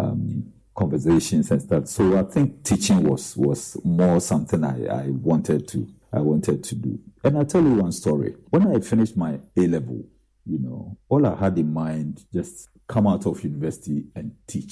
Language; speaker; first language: English; non-native, local second language; Akan